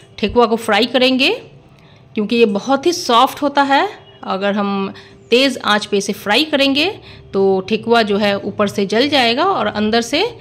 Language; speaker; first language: Hindi; native; Hindi